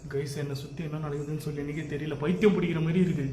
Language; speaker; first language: Tamil; native; Tamil